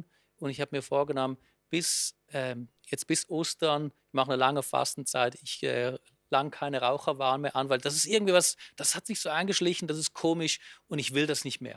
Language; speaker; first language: German; native; German